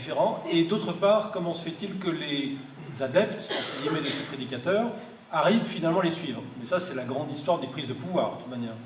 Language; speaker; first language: French; native; French